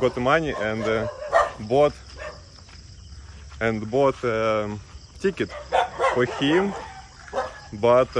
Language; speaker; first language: English; non-native, learner; Russian